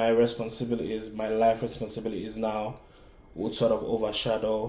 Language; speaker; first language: English; non-native, local second language; Yoruba